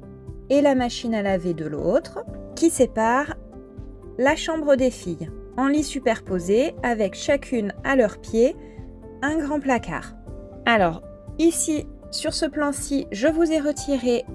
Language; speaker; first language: French; native; French